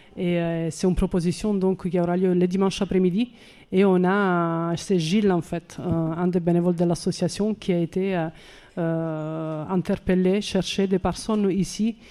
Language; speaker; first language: French; non-native, fluent; Italian